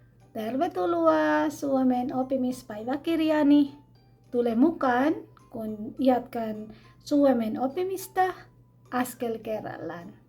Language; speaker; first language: Finnish; non-native, learner; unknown